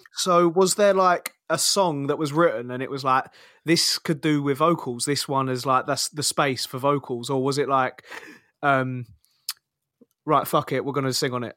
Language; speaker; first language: English; native; English